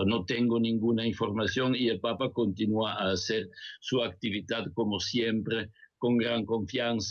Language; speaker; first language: Spanish; non-native, fluent; Italian